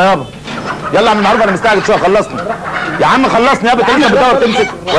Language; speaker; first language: Arabic; native; Arabic